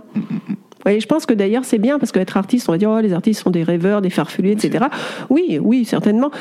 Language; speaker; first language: French; native; French